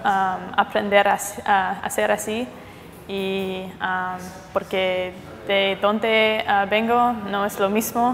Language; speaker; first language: Spanish; non-native, fluent; English